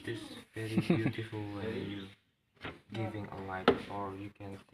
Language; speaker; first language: English; non-native, learner; Indonesian